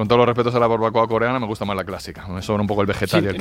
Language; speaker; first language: Spanish; native; Spanish